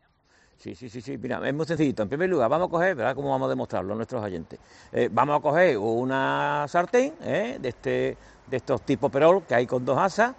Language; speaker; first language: Spanish; native; Spanish